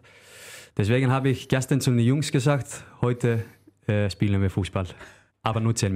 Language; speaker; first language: German; non-native, fluent; Icelandic